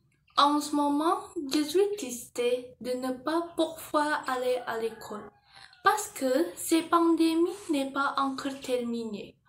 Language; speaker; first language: French; non-native, learner; Indonesian